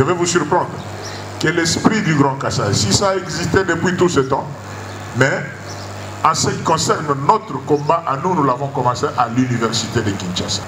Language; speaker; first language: French; non-native, local second language; Luba-Lulua